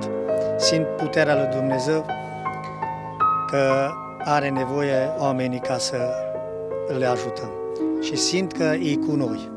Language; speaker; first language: Romanian; non-native, local second language; Hungarian